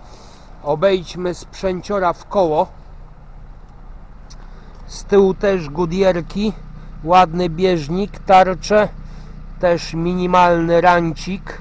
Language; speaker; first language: Polish; native; Polish